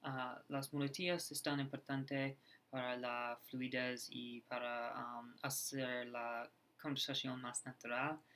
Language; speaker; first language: Spanish; non-native, learner; English